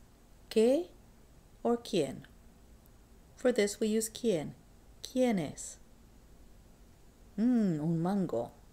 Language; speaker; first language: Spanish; non-native, fluent; English